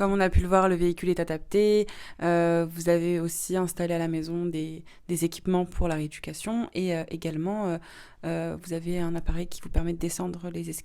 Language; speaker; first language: French; native; French